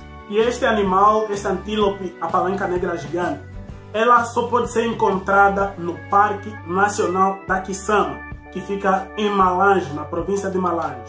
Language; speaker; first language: Portuguese; native; Portuguese